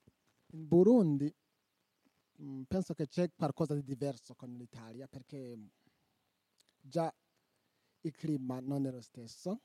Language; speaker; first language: Italian; non-native, local second language; Rundi